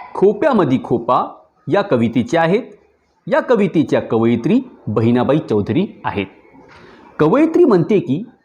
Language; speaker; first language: Marathi; non-native, local second language; Urdu